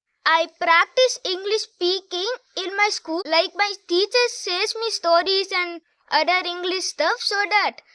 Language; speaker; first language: English; non-native, local second language; Hindi